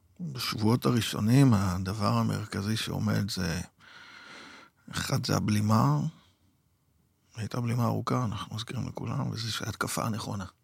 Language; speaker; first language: Hebrew; native; Hebrew